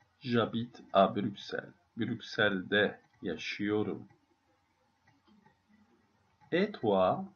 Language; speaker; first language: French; non-native, fluent; Turkish